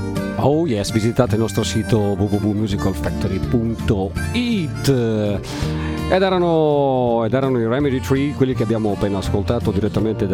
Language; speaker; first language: Italian; native; Italian